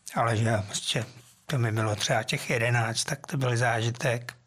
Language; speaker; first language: Czech; native; Czech